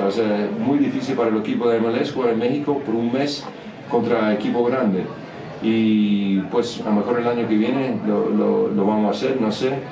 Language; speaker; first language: Spanish; early bilingual, heritage; English